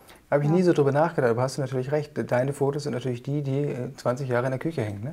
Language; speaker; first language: German; native; German